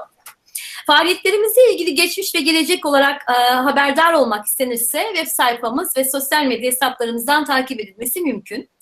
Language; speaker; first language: Turkish; native; Turkish